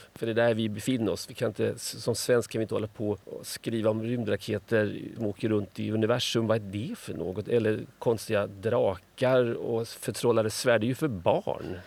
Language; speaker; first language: Swedish; native; Swedish